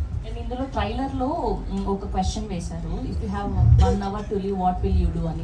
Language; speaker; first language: Telugu; native; Telugu